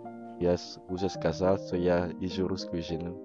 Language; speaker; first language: Russian; non-native, learner; Indonesian